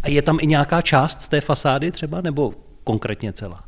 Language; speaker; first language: Czech; native; Czech